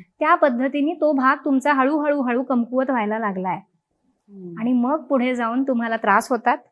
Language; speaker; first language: Marathi; native; Marathi